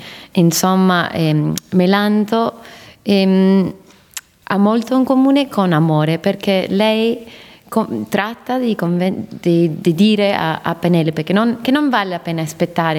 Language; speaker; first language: Italian; non-native, fluent; English